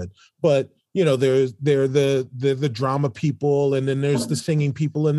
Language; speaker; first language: English; native; English